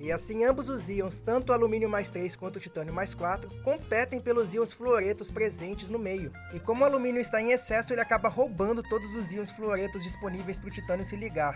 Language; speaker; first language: Portuguese; native; Portuguese